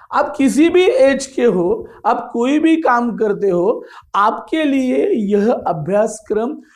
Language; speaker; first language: Hindi; non-native, local second language; Marathi